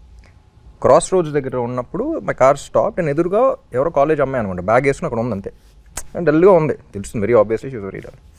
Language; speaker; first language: Telugu; native; Telugu